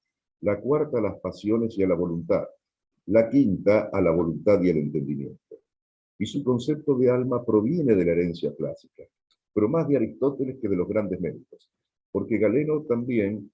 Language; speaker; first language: Spanish; native; Spanish